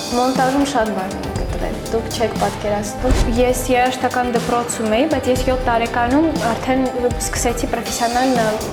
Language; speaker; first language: Armenian; early bilingual, heritage; Armenian